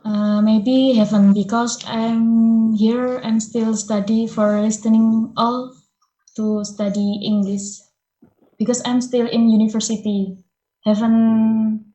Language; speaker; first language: English; non-native, learner; Indonesian